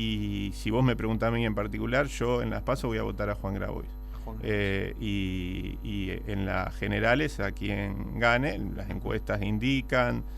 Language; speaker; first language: Spanish; native; Spanish